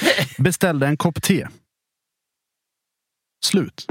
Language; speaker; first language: Swedish; native; Swedish